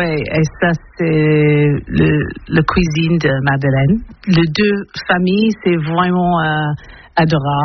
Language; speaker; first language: French; non-native, learner; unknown